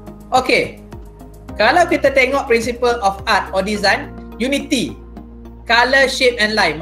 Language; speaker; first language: English; non-native, local second language; Malay